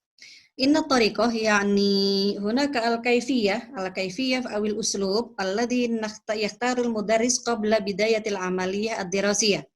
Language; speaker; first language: Arabic; non-native, fluent; Indonesian